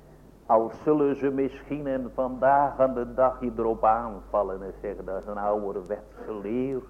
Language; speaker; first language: Dutch; native; Dutch